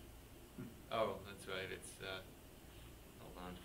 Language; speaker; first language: English; native; English